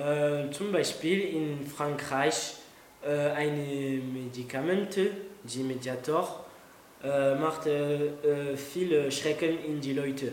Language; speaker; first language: German; non-native, learner; French